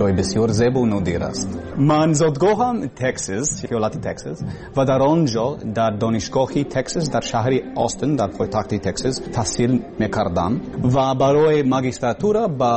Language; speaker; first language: Persian; non-native, learner; English